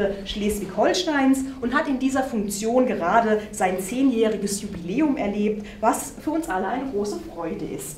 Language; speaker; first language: German; native; German